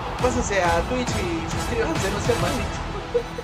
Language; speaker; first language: Spanish; native; Spanish